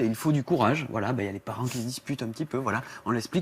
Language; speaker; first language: French; native; French